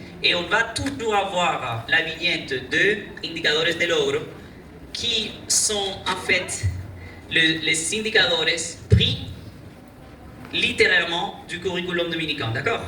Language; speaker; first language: French; non-native, fluent; Spanish